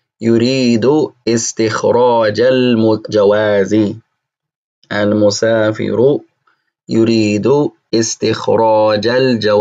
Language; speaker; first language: Arabic; non-native, fluent; English